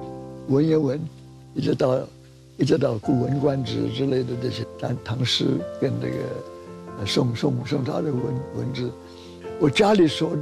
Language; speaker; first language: Chinese; early bilingual, heritage; Chinese